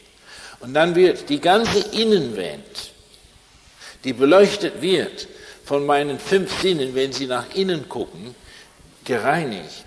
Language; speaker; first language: German; non-native, fluent; English